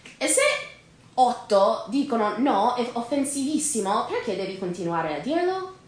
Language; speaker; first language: Italian; non-native, fluent; English